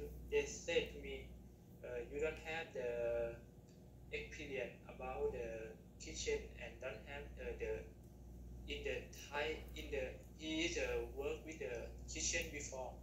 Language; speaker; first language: English; non-native, learner; Thai